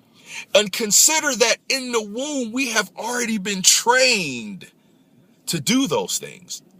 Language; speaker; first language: English; native; English